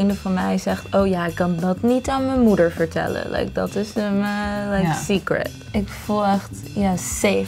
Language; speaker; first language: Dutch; early bilingual, heritage; English